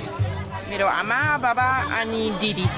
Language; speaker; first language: Nepali; non-native, learner; English